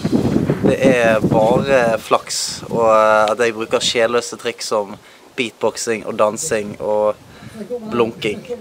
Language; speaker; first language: Norwegian; native; Norwegian